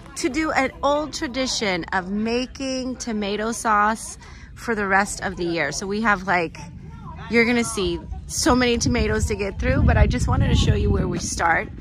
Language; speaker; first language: English; native; English